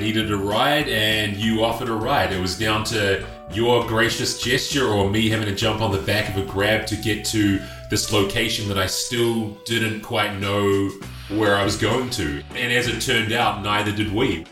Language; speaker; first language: English; native; English